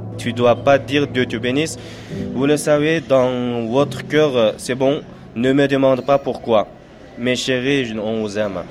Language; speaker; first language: French; non-native, learner; Uyghur